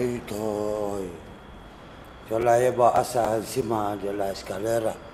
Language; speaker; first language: Spanish; non-native, learner; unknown